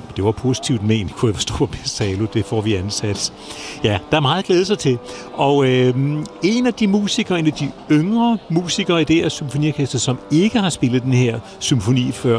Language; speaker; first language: Danish; native; Danish